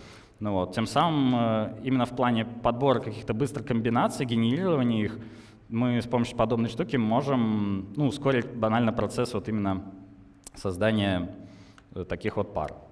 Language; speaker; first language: Russian; native; Russian